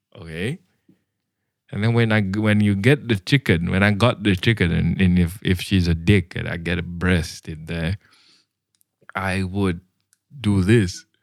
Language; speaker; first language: English; non-native, local second language; Malay